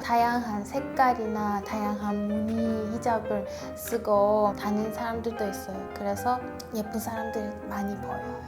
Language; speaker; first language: Korean; non-native, fluent; Persian